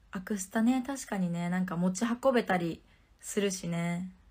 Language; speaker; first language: Japanese; native; Japanese